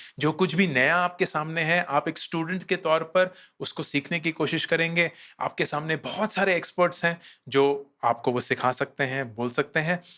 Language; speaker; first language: Hindi; native; Hindi